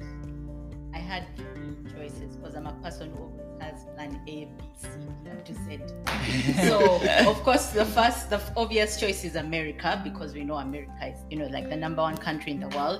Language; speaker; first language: English; non-native, local second language; Ganda